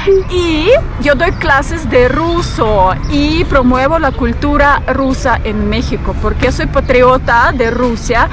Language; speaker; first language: Spanish; non-native, fluent; Russian